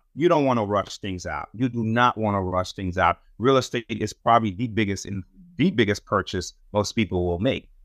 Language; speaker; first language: English; non-native, fluent; Haitian Creole